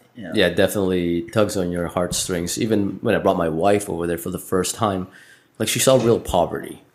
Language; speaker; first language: English; non-native, local second language; Filipino